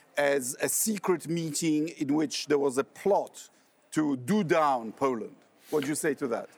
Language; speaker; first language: English; non-native, fluent; Polish